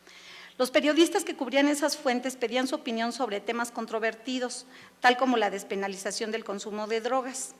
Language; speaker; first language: Spanish; native; Spanish